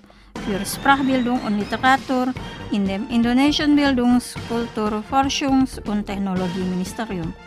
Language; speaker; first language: German; non-native, fluent; Indonesian